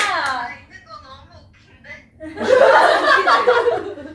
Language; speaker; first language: Korean; non-native, fluent; Japanese